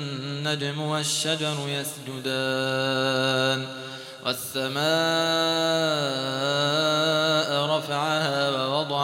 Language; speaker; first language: Arabic; native; Arabic